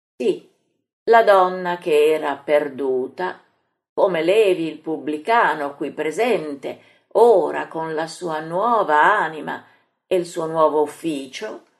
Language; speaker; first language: Italian; native; Italian